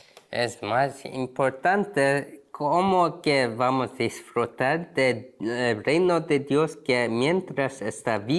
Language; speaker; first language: Spanish; non-native, learner; Korean